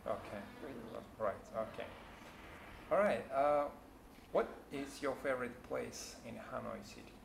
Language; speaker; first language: English; non-native, fluent; Vietnamese